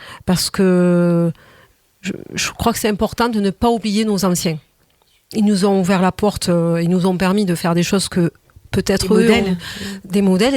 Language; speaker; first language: French; native; French